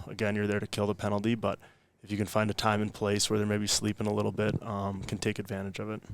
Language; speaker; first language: English; native; English